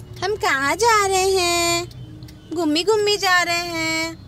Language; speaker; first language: Hindi; native; Hindi